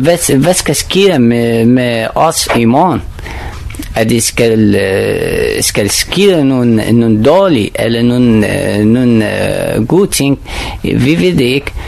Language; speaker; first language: Danish; non-native, learner; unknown